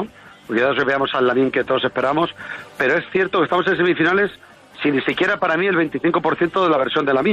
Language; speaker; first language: Spanish; native; Spanish